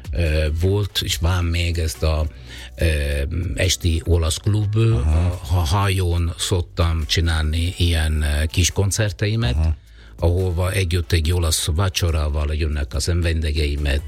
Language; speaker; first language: Hungarian; non-native, learner; Italian